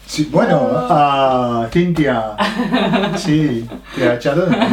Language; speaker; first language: Spanish; non-native, fluent; English